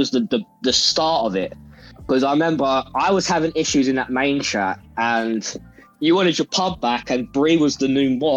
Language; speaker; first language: English; native; English